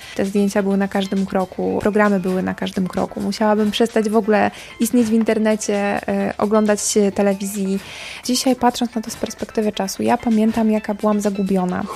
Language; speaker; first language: Polish; native; Polish